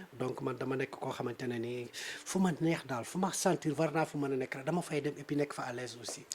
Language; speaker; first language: Wolof; non-native, local second language; Fula